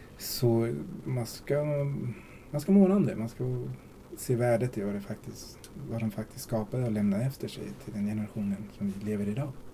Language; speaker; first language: Swedish; early bilingual, other home language; Spanish